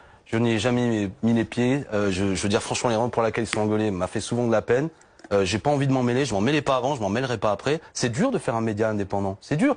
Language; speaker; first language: French; native; French